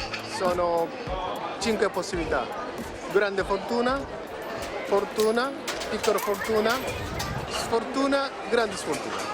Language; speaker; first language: Italian; non-native, learner; Japanese